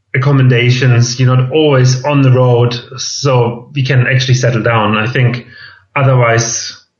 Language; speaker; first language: English; non-native, fluent; German